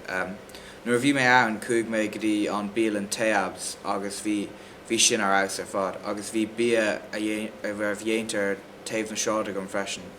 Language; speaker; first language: Irish; non-native, local second language; English